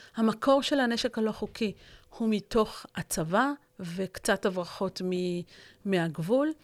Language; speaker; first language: Hebrew; non-native, local second language; Arabic